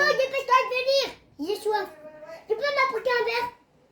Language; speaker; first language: French; native; French